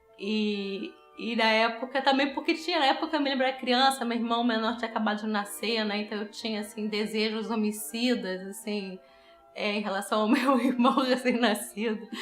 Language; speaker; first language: Portuguese; early bilingual, other home language; Spanish